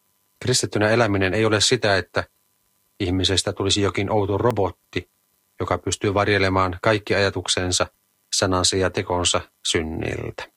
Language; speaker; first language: Finnish; native; Finnish